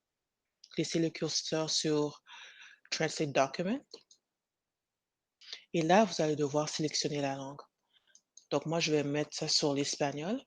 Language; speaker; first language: French; native; French